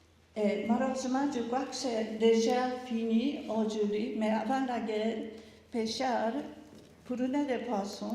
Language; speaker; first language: French; non-native, learner; Japanese